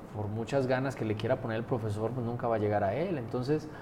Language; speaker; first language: Spanish; native; Spanish